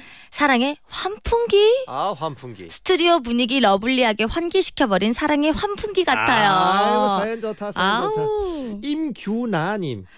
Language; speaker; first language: Korean; native; Korean